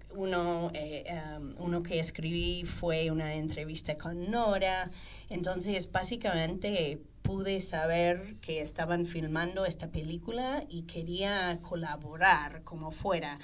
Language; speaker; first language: Spanish; non-native, fluent; English